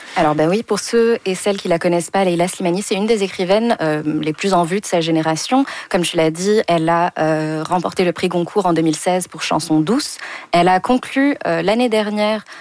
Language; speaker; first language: French; native; French